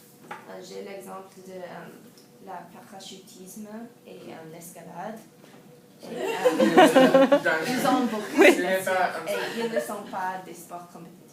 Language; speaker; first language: French; non-native, learner; English